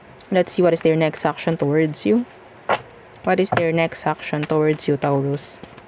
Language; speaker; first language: English; non-native, local second language; Filipino